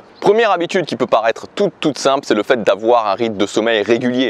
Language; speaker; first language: French; native; French